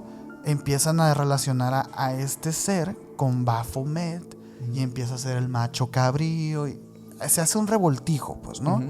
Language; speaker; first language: Spanish; native; Spanish